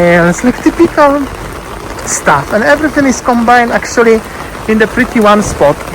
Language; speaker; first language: English; non-native, fluent; Polish